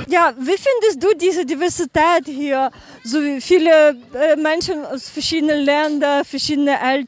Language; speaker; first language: German; non-native, learner; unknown